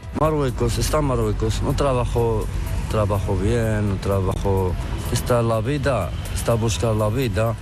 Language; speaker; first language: Spanish; non-native, learner; Arabic